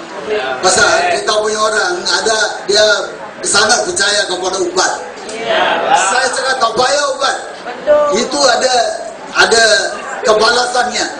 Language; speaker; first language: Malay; non-native, local second language; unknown